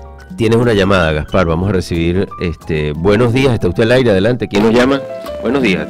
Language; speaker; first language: Spanish; native; Spanish